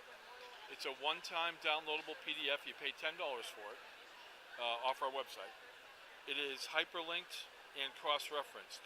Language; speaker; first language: English; native; English